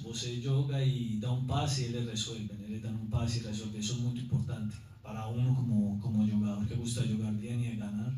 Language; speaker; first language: Portuguese; non-native, learner; Spanish